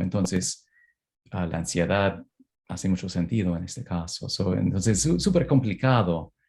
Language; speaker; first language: Spanish; non-native, fluent; English